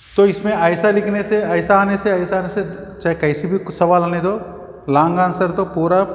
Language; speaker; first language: Hindi; non-native, local second language; Telugu